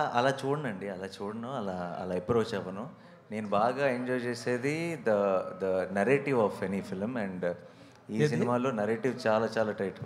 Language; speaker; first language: Telugu; native; Telugu